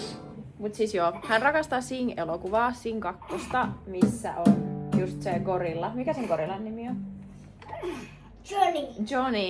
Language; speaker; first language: Finnish; native; Finnish